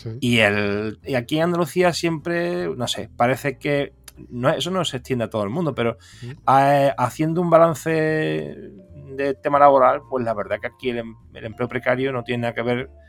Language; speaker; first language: Spanish; native; Spanish